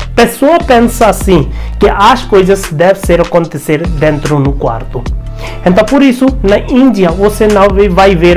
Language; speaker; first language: Portuguese; non-native, learner; Hindi